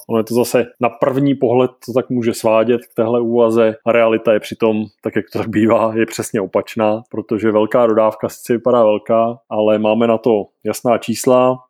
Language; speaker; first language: Czech; native; Czech